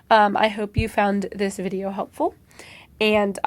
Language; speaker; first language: English; native; English